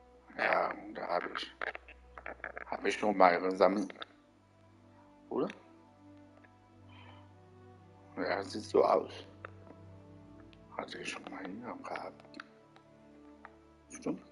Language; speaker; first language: German; non-native, learner; Vietnamese